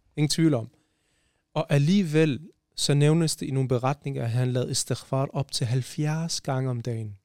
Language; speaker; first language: Danish; early bilingual, other home language; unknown